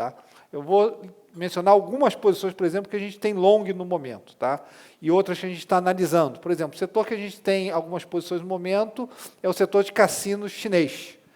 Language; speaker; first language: Portuguese; non-native, fluent; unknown